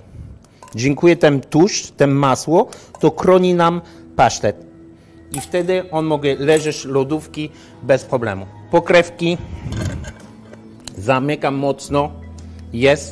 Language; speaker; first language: Polish; non-native, learner; French